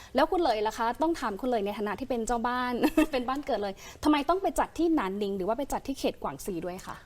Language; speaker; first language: Thai; native; Thai